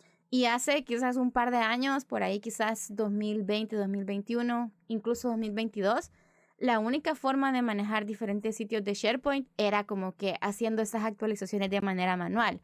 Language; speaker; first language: Spanish; native; Spanish